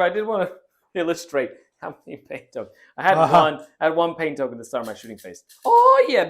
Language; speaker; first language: English; native; English